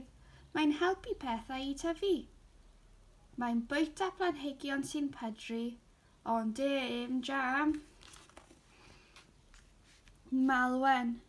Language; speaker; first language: Welsh; non-native, local second language; English